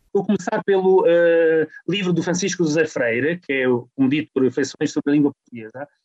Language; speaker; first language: Portuguese; non-native, fluent; Italian